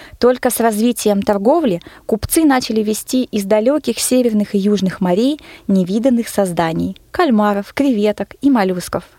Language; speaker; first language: Russian; native; Russian